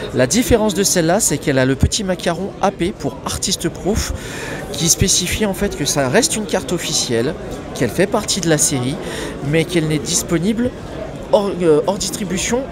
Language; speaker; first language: French; native; French